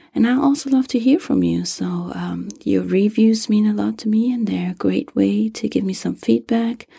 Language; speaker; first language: English; non-native, fluent; German